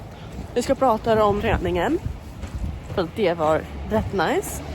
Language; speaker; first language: Swedish; non-native, fluent; English